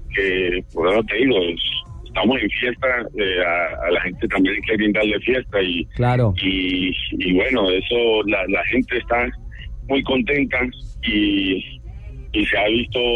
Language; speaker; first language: Spanish; native; Spanish